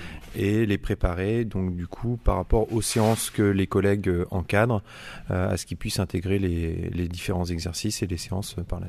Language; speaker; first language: French; native; French